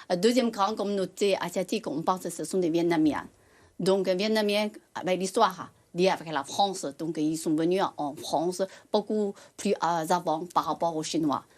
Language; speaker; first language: French; non-native, fluent; Chinese